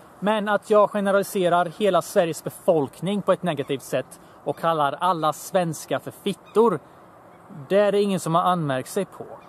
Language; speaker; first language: Swedish; early bilingual, other home language; Bosnian